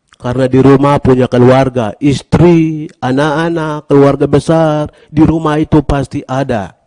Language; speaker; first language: Indonesian; native; Indonesian